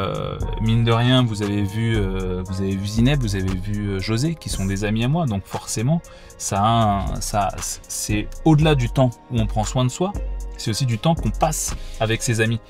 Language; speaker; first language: French; native; French